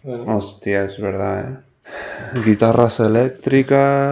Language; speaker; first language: Spanish; native; Spanish